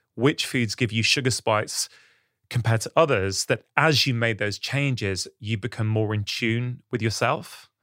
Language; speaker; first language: English; early bilingual, other home language; Hindi